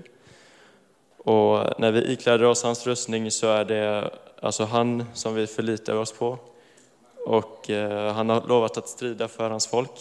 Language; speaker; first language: Swedish; native; Swedish